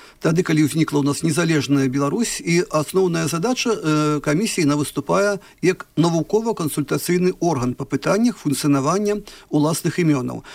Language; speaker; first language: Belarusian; native; Belarusian